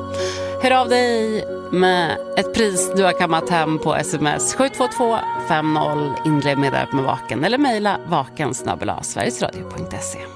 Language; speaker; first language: Swedish; native; Swedish